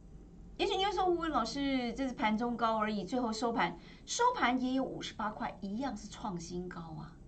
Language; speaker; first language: Chinese; native; Chinese